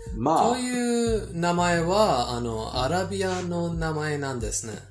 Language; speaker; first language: Japanese; non-native, fluent; Persian